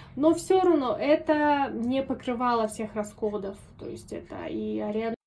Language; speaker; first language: Russian; native; Russian